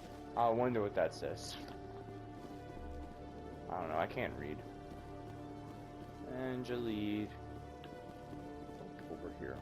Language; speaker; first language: English; native; English